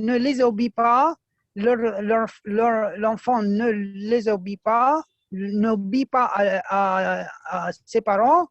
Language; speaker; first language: French; non-native, fluent; Arabic